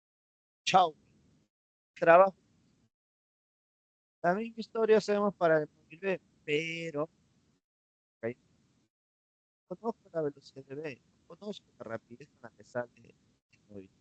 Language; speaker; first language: Spanish; native; Spanish